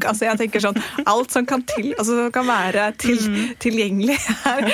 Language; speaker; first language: Norwegian; native; Norwegian